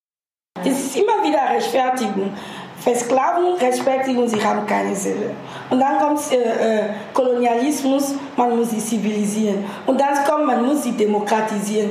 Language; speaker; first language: German; non-native, fluent; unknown